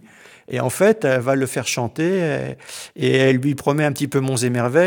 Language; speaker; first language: French; native; French